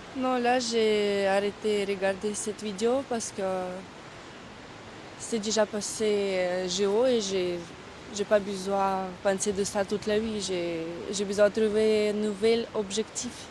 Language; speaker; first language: French; non-native, fluent; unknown